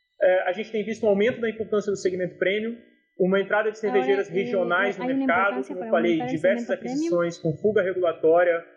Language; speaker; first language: Portuguese; native; Portuguese